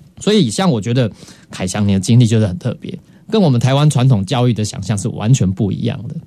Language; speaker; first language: Chinese; native; Chinese